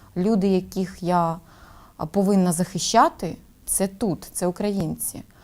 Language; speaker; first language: Ukrainian; non-native, local second language; Russian